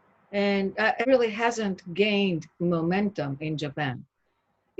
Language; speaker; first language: English; non-native, fluent; Japanese